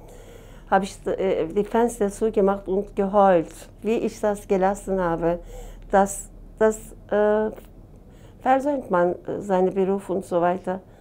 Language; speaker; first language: German; non-native, learner; Turkish